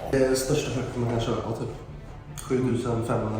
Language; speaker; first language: Swedish; native; Swedish